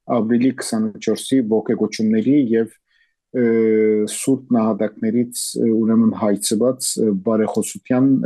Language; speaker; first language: Armenian; early bilingual, heritage; Armenian